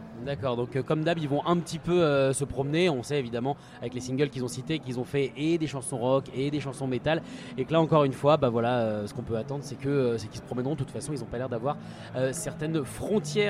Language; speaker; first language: French; native; French